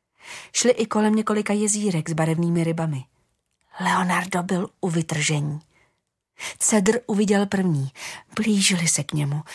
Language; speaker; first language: Czech; native; Czech